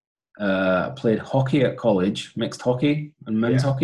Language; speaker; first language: English; native; English